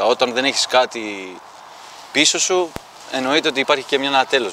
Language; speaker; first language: Greek; native; Greek